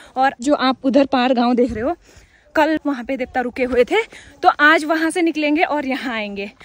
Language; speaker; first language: Hindi; native; Hindi